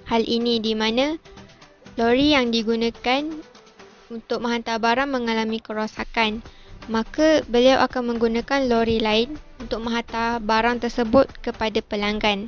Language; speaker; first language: Malay; native; Malay